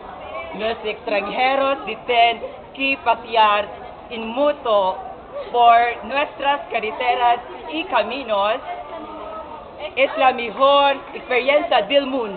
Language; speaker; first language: Spanish; non-native, learner; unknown